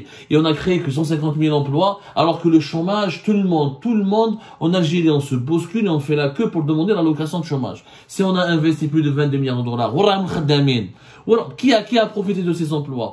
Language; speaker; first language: French; non-native, local second language; Arabic